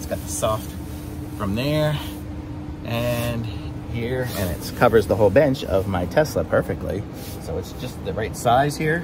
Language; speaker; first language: English; native; English